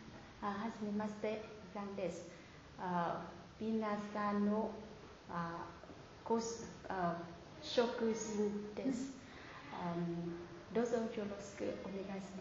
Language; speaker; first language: Japanese; non-native, learner; Vietnamese